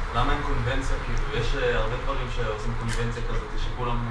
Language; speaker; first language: Hebrew; native; Hebrew